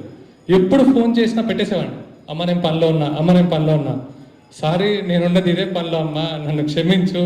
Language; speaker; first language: Telugu; native; Telugu